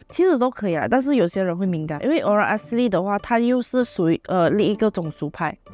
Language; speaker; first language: Chinese; non-native, local second language; Iban